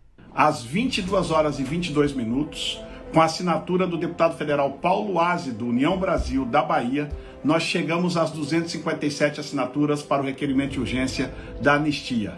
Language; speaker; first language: Portuguese; native; Portuguese